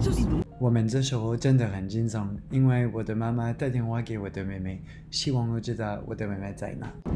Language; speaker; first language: Chinese; non-native, fluent; French